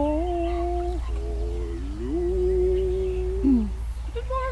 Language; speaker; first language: German; non-native, fluent; Russian